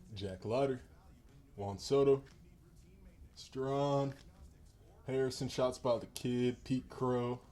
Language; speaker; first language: English; native; English